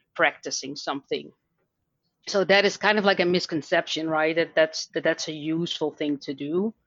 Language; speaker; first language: English; non-native, fluent; Dutch